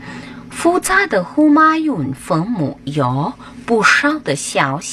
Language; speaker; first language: Chinese; non-native, learner; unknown